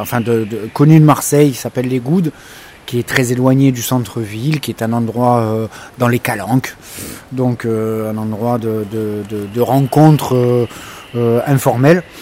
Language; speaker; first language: French; native; French